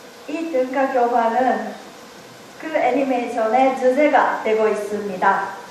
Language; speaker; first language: Korean; non-native, learner; Japanese